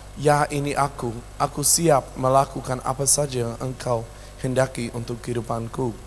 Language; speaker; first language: Indonesian; non-native, local second language; English